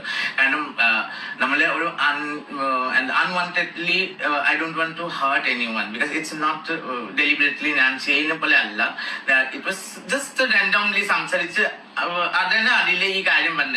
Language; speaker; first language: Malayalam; non-native, fluent; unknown